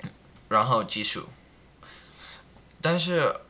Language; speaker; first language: Chinese; non-native, learner; English